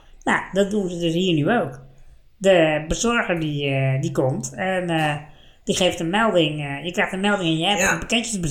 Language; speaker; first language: Dutch; native; Dutch